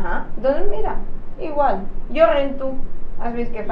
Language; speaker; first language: Catalan; native; Catalan